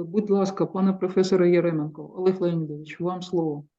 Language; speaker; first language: Ukrainian; native; Ukrainian